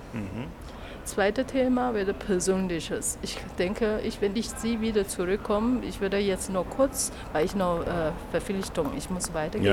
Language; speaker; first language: German; non-native, learner; Chinese